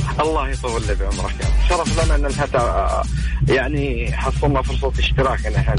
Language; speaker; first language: Arabic; native; Arabic